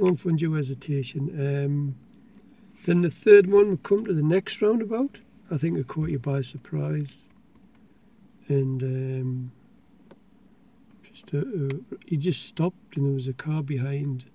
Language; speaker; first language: English; native; English